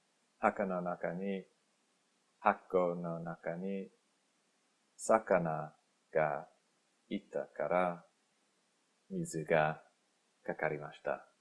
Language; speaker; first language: Japanese; non-native, learner; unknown